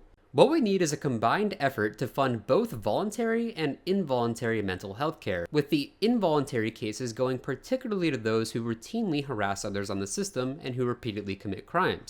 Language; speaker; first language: English; native; English